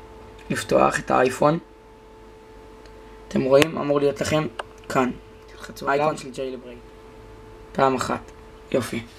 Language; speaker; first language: Hebrew; native; Hebrew